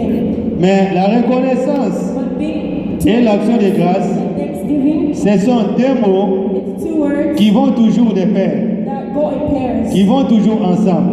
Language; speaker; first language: French; non-native, local second language; Lingala